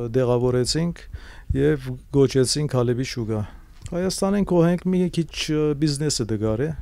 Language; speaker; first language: Armenian; early bilingual, heritage; Armenian